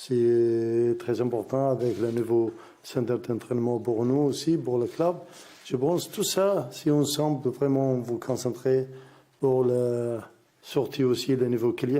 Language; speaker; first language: French; non-native, learner; Arabic